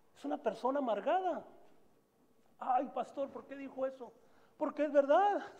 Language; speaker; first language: Spanish; native; Spanish